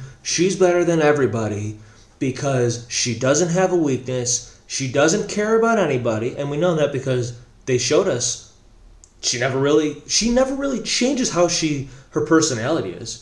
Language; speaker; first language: English; native; English